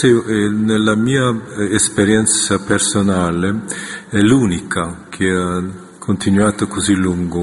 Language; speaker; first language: Italian; non-native, fluent; Korean